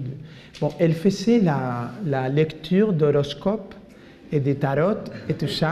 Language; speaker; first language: French; non-native, fluent; Spanish